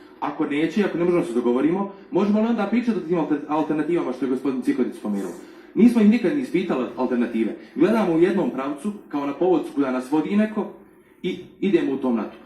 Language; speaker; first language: Serbian; native; Serbian